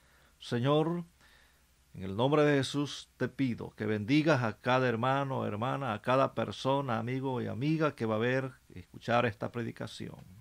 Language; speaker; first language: Spanish; native; Spanish